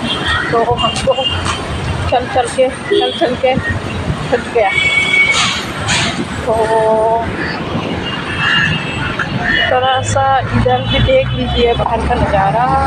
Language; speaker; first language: Hindi; non-native, local second language; Assamese